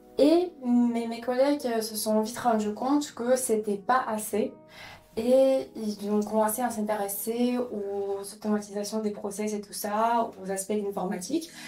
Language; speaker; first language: French; non-native, fluent; Ukrainian